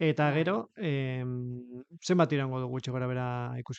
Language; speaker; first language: Basque; native; Basque